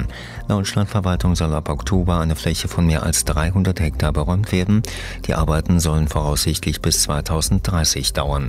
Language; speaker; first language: German; native; German